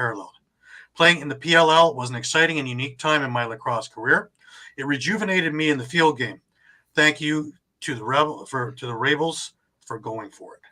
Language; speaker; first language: English; native; English